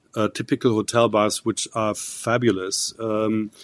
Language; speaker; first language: English; non-native, fluent; German